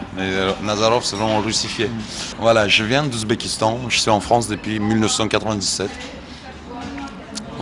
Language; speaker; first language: French; non-native, fluent; Uzbek